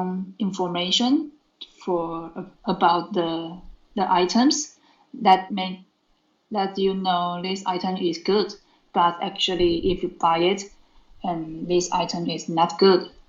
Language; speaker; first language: English; non-native, learner; Chinese